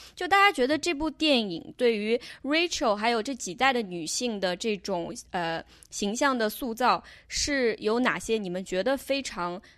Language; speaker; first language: Chinese; native; Chinese